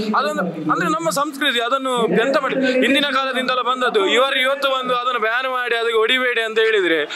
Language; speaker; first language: Kannada; non-native, local second language; Tulu